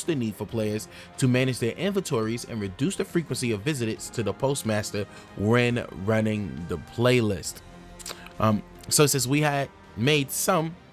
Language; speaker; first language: English; native; English